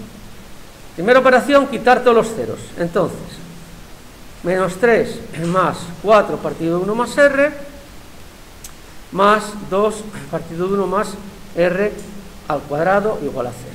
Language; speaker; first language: Spanish; native; Spanish